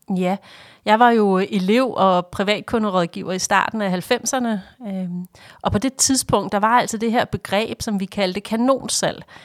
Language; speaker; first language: Danish; native; Danish